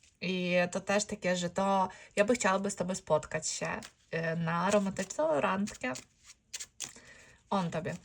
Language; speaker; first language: Polish; non-native, fluent; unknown